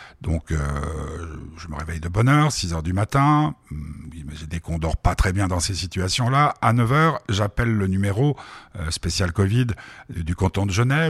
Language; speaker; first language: French; native; French